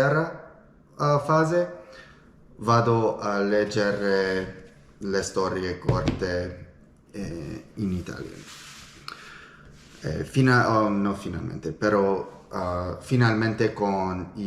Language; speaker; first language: Italian; non-native, learner; English